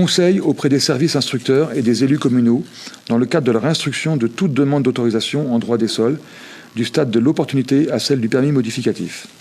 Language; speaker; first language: French; native; French